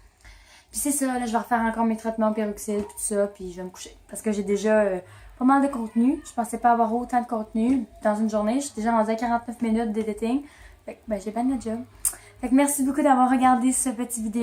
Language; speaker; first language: French; native; French